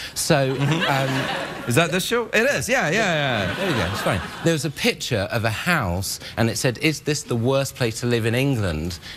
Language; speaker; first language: English; native; English